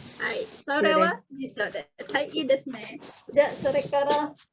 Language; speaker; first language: Japanese; non-native, fluent; Indonesian